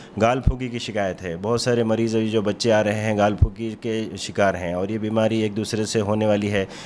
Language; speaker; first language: Hindi; non-native, local second language; Urdu